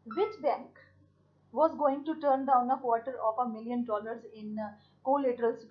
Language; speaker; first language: English; non-native, local second language; Punjabi